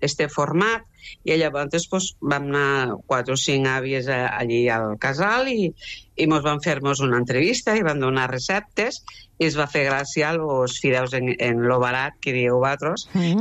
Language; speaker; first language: Catalan; native; Catalan